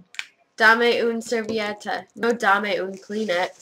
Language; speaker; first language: Spanish; non-native, learner; English